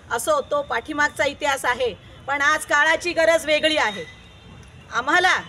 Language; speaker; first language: Marathi; non-native, local second language; Lambadi